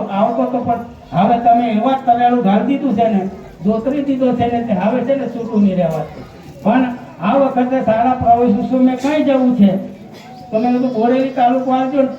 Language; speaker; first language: Gujarati; non-native, local second language; Rathawi